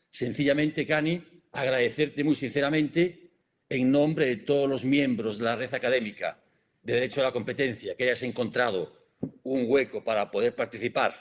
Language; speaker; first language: Spanish; native; Spanish